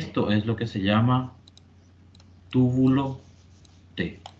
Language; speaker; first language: Spanish; native; Spanish